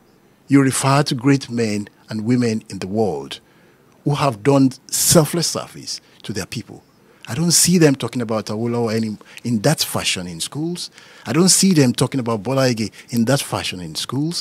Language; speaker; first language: English; non-native, local second language; Yoruba